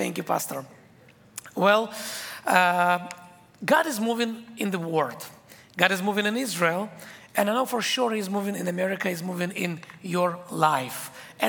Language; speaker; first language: English; non-native, fluent; Hebrew